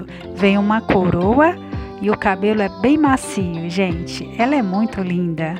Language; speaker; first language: Portuguese; native; Portuguese